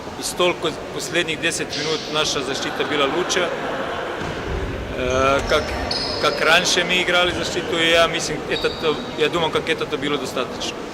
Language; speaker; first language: Russian; non-native, learner; Croatian